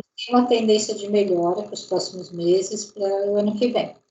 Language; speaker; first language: Portuguese; native; Portuguese